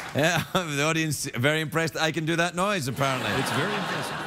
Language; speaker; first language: English; native; English